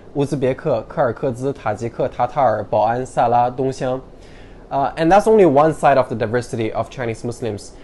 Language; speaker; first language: English; non-native, fluent; Chinese